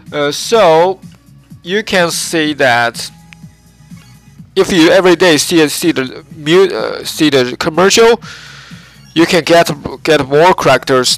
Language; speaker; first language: English; non-native, learner; Japanese